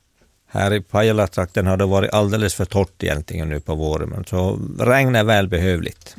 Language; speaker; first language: Swedish; native; Swedish